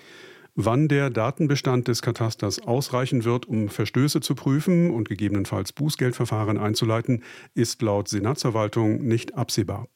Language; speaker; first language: German; native; German